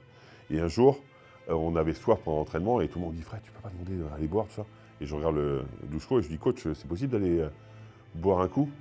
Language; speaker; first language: French; native; French